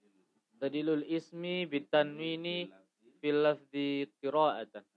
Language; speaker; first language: Arabic; non-native, learner; Indonesian